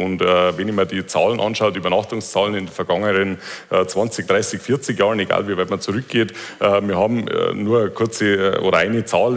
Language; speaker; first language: German; native; German